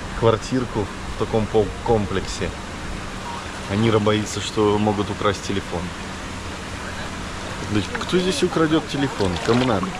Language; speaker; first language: Russian; native; Russian